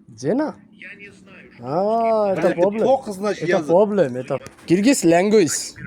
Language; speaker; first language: Russian; non-native, learner; Bangla